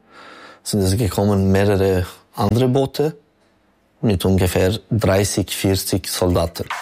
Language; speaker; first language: German; non-native, local second language; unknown